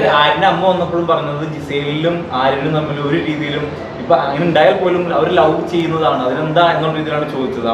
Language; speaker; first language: Malayalam; native; Malayalam